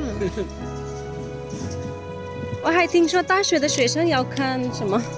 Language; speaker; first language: Chinese; non-native, fluent; Urdu